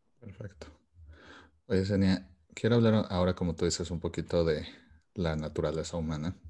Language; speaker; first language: Spanish; native; Spanish